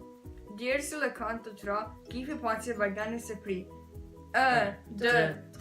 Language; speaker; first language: French; non-native, learner; English